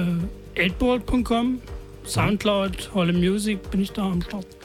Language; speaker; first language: German; native; German